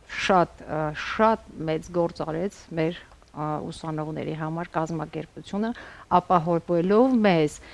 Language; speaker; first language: Armenian; native; Armenian